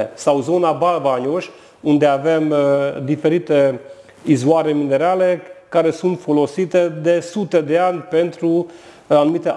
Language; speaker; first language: Romanian; non-native, local second language; Hungarian